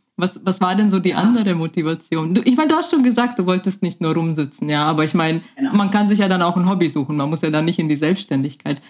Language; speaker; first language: German; native; German